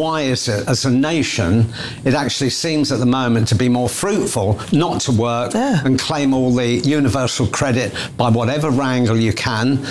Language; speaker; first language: English; native; English